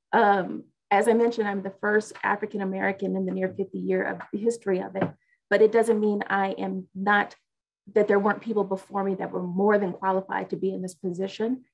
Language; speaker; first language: English; native; English